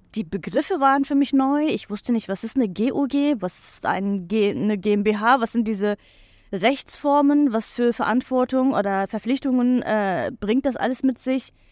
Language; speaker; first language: German; non-native, fluent; Turkish